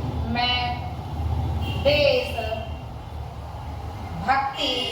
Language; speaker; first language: Hindi; native; Hindi